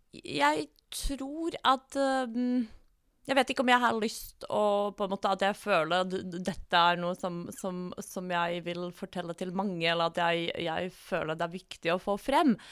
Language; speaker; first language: Norwegian; non-native, fluent; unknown